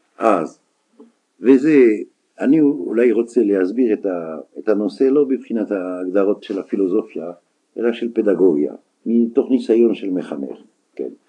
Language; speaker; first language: Hebrew; non-native, fluent; French